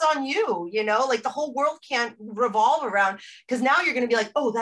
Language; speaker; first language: English; native; English